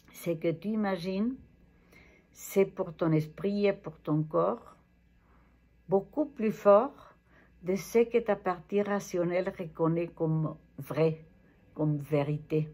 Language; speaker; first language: French; non-native, fluent; Spanish